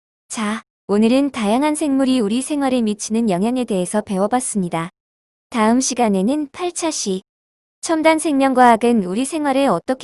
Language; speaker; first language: Korean; native; Korean